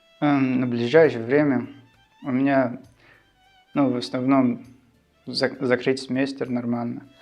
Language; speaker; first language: Russian; non-native, local second language; Shughni